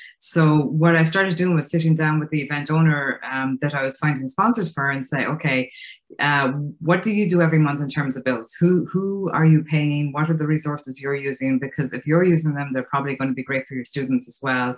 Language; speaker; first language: English; native; English